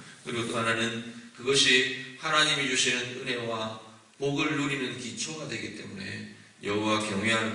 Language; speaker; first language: Korean; native; Korean